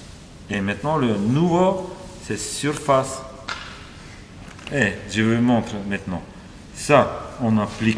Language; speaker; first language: French; non-native, fluent; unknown